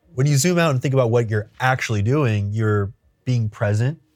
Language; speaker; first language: English; native; English